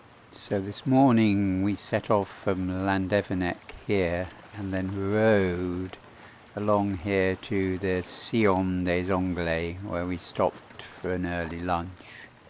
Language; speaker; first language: English; native; English